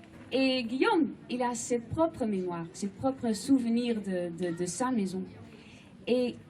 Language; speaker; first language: French; non-native, fluent; Dutch